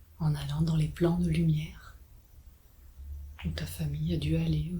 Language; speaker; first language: French; native; French